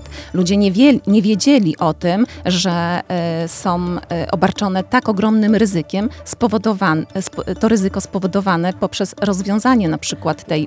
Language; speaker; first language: Polish; native; Polish